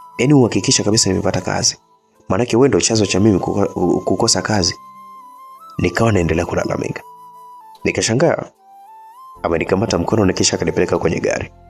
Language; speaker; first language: Swahili; native; Swahili